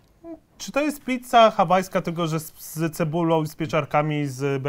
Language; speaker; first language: Polish; native; Polish